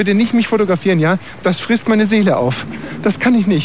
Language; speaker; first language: German; native; German